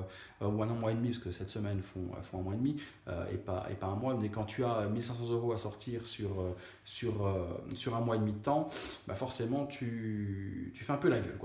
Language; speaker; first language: French; native; French